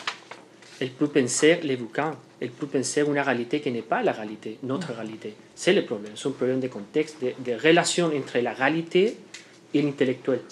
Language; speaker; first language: French; non-native, fluent; Spanish